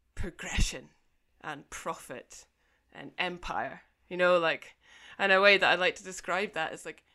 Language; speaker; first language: English; native; English